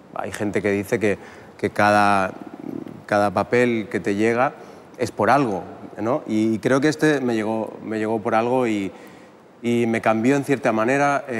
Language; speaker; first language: Spanish; native; Spanish